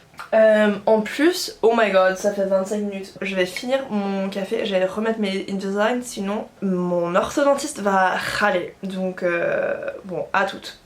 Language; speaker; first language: French; non-native, fluent; English